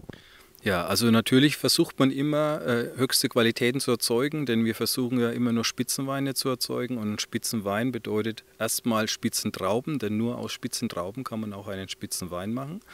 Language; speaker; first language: German; native; German